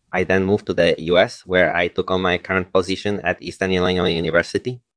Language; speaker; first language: English; non-native, fluent; Polish